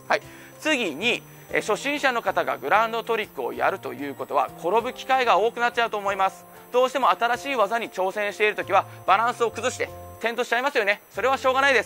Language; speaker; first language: Japanese; native; Japanese